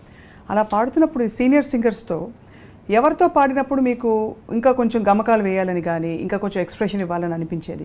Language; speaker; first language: Telugu; native; Telugu